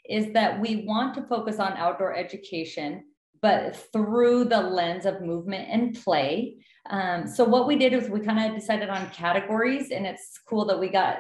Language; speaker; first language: English; native; English